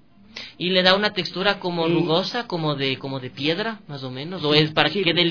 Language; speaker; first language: Spanish; native; Spanish